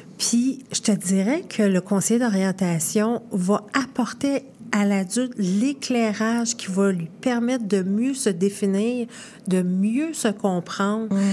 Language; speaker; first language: French; native; French